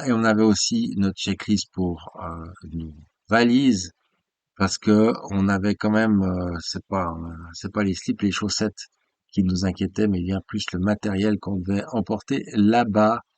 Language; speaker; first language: French; native; French